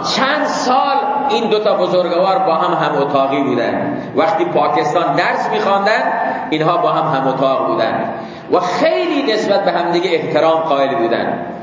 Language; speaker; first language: Persian; non-native, local second language; Baluchi